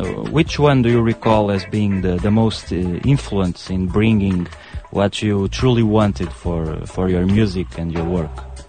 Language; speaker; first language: English; non-native, fluent; Portuguese